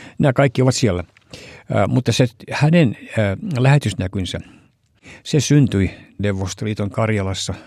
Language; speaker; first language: Finnish; early bilingual, heritage; Finnish